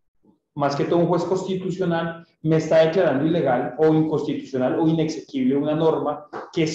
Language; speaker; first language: Spanish; native; Spanish